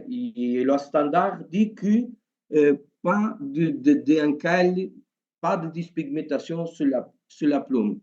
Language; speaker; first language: French; non-native, learner; Portuguese